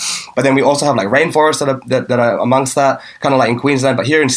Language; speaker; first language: English; native; English